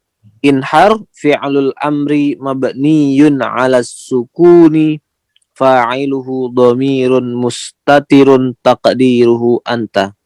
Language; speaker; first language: Arabic; non-native, learner; Indonesian